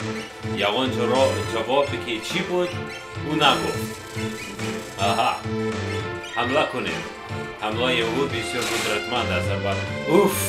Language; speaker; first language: Persian; non-native, learner; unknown